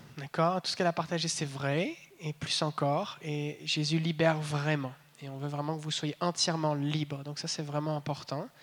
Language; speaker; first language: French; native; French